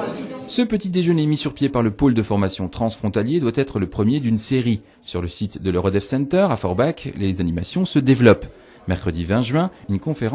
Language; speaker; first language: French; native; French